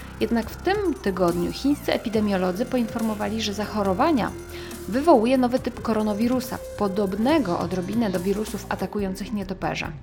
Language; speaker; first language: Polish; native; Polish